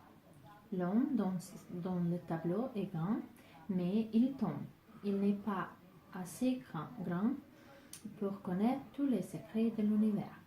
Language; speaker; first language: French; non-native, learner; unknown